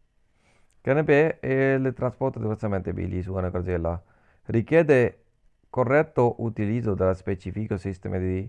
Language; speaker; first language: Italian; non-native, learner; Punjabi